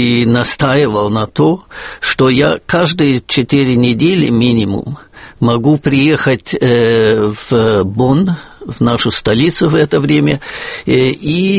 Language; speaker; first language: Russian; non-native, fluent; German